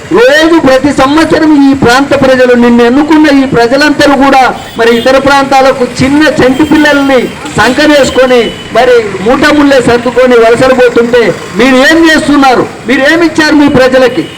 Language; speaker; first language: Telugu; native; Telugu